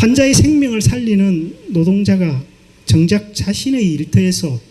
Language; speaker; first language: Korean; native; Korean